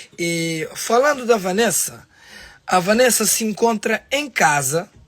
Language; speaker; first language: Portuguese; non-native, local second language; Kabuverdianu